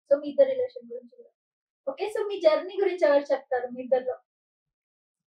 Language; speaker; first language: Telugu; native; Telugu